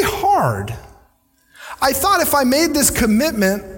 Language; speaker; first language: English; native; English